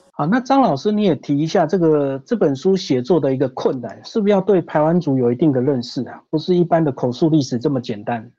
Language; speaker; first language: Chinese; native; Chinese